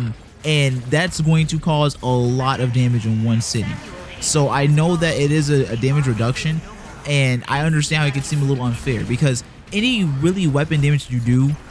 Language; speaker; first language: English; native; English